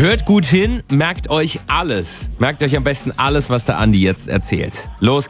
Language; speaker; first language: German; native; German